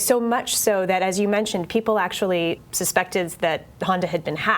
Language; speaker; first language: English; native; English